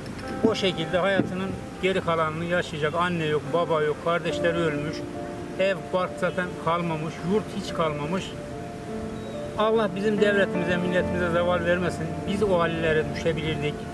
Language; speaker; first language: Turkish; native; Turkish